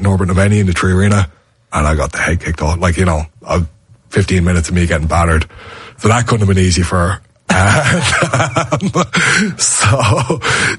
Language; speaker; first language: English; native; English